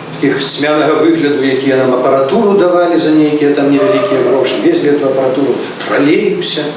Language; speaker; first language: Belarusian; native; Belarusian